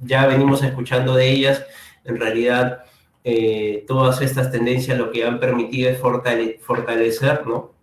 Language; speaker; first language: Spanish; native; Spanish